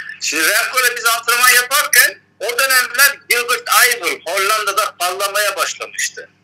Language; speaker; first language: Turkish; early bilingual, heritage; Turkish